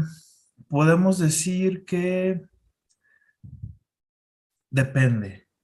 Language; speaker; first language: Spanish; non-native, fluent; English